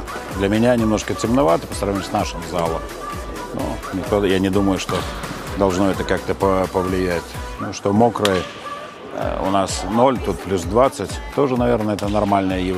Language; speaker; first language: Russian; native; Russian